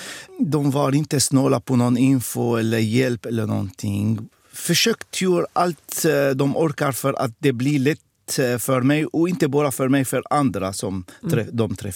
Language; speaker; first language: Swedish; non-native, fluent; Arabic